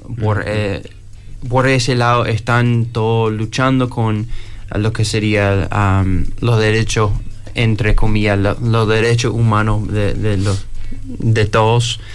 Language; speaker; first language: Spanish; non-native, fluent; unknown